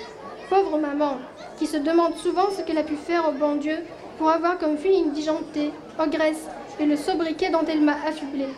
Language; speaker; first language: French; non-native, local second language; Kabyle